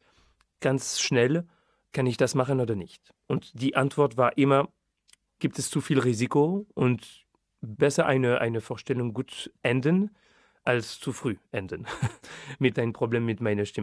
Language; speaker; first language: German; non-native, fluent; French